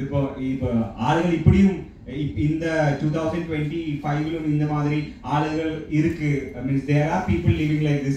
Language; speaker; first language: Tamil; non-native, learner; Malayalam